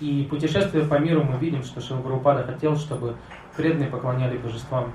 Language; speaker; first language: Russian; native; Russian